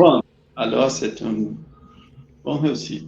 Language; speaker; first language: French; non-native, fluent; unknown